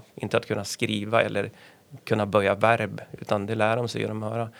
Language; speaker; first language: Swedish; native; Swedish